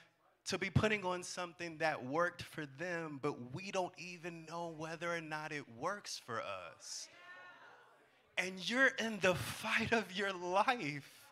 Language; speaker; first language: English; native; English